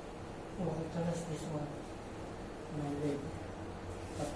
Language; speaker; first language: English; non-native, learner; Filipino